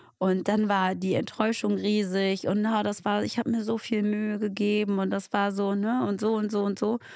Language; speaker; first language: German; early bilingual, other home language; Tigrinya